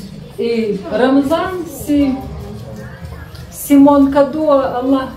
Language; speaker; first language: French; non-native, learner; Chechen